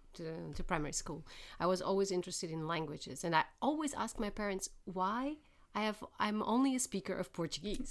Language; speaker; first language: English; non-native, fluent; Portuguese